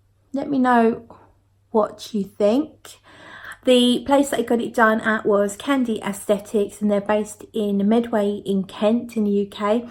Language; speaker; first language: English; native; English